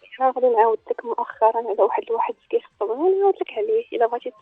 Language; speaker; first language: Arabic; native; Arabic